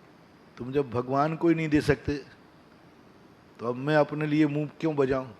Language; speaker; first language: Hindi; native; Hindi